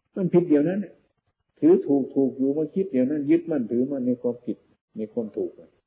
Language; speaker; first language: Thai; non-native, local second language; Northeastern Thai